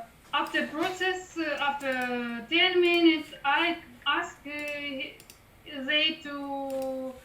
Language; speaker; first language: English; non-native, learner; Russian